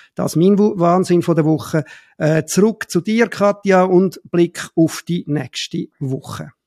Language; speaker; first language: German; native; German